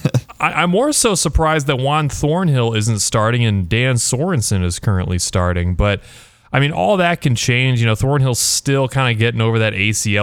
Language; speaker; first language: English; native; English